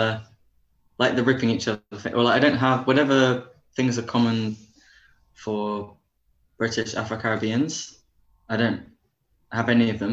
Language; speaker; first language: English; native; English